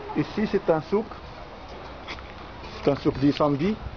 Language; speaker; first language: French; non-native, local second language; Arabic